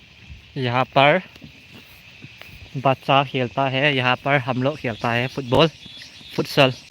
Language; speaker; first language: Hindi; non-native, local second language; Thado Chin